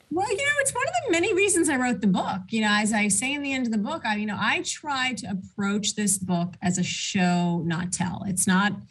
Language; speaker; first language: English; early bilingual, other home language; Arabic